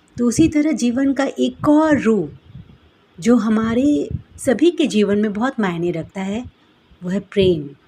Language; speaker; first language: Hindi; non-native, local second language; Bangla